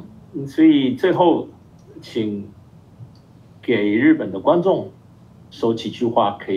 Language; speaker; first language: Chinese; non-native, fluent; Japanese